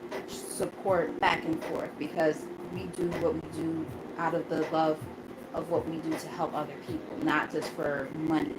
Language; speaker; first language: English; native; English